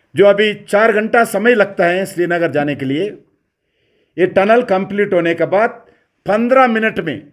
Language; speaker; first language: Hindi; non-native, local second language; Telugu